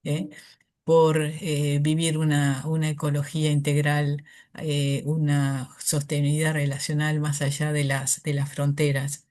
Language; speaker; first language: Spanish; native; Spanish